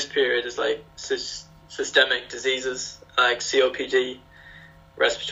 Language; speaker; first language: English; native; English